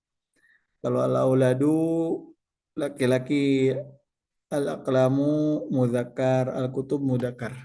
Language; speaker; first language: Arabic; non-native, fluent; Indonesian